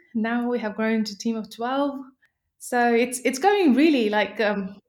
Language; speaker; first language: English; non-native, local second language; Nepali